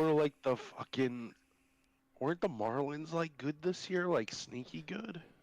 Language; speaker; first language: English; native; English